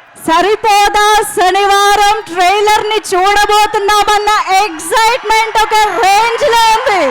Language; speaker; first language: Telugu; native; Telugu